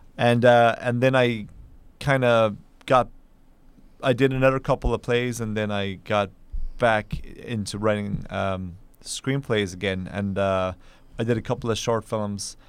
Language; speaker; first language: English; native; English